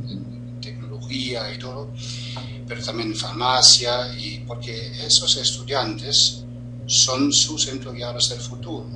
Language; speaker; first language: Spanish; non-native, fluent; German